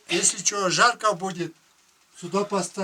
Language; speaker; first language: Russian; non-native, local second language; Kyrgyz